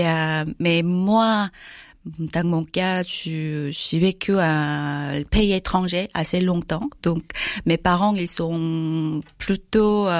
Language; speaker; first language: French; non-native, learner; Korean